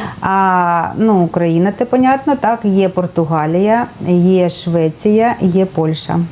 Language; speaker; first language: Ukrainian; native; Ukrainian